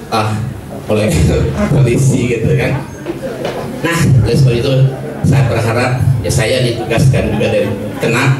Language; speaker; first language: Indonesian; native; Indonesian